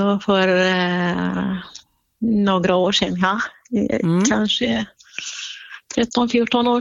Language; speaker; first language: Swedish; non-native, fluent; Kurdish